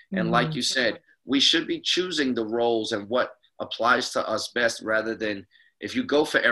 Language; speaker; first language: English; native; English